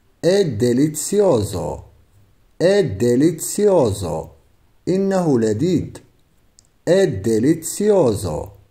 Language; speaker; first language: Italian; non-native, fluent; Arabic